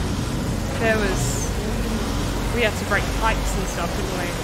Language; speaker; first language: English; native; English